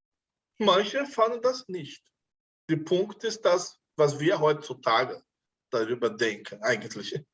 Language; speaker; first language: German; non-native, fluent; Portuguese